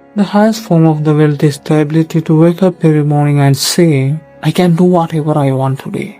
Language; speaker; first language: English; non-native, local second language; Malayalam